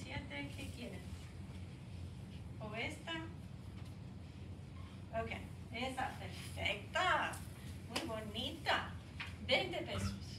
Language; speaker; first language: Spanish; non-native, fluent; English